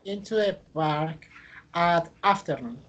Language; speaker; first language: English; non-native, learner; Spanish